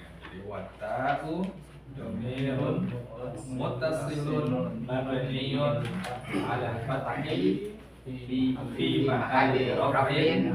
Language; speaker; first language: Arabic; non-native, fluent; Indonesian